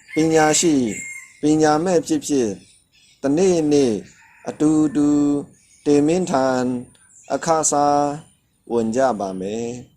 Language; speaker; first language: Burmese; non-native, local second language; Shan